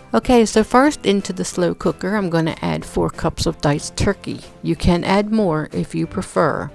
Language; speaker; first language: English; native; English